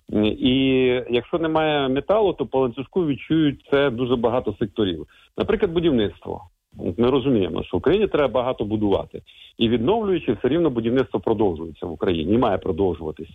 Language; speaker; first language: Ukrainian; native; Ukrainian